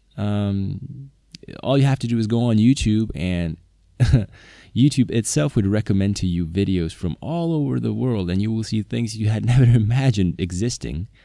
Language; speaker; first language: English; non-native, fluent; Slovak